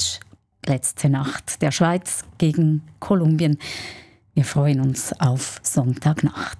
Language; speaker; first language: German; native; German